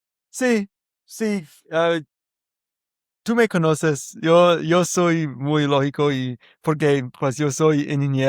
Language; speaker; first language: Spanish; non-native, learner; English